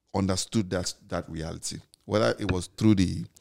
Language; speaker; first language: English; non-native, local second language; Igbo